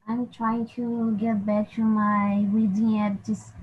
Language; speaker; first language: English; non-native, learner; Portuguese